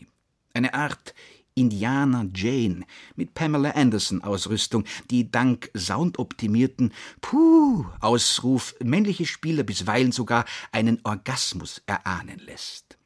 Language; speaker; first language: German; native; German